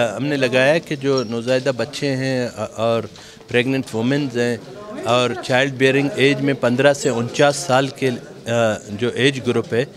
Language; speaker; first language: Urdu; non-native, local second language; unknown